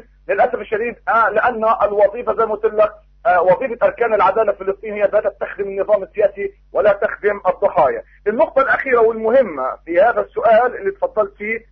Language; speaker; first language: Arabic; native; Arabic